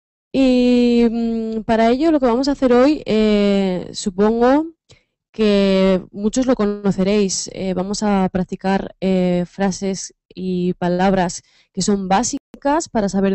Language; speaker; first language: Spanish; native; Spanish